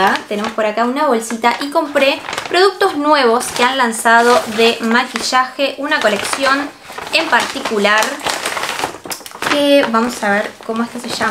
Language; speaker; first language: Spanish; native; Spanish